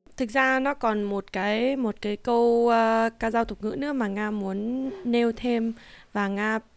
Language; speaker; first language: Vietnamese; early bilingual, heritage; Vietnamese